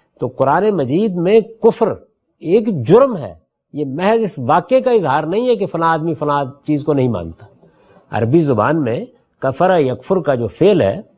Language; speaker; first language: Urdu; native; Urdu